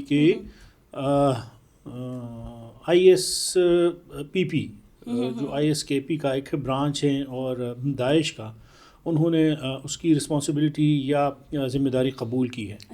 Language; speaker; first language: Urdu; non-native, local second language; Pashto